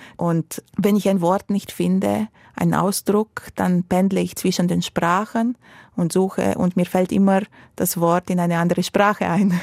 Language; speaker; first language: German; non-native, fluent; Romanian